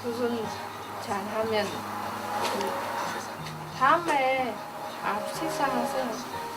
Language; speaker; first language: Korean; non-native, learner; Vietnamese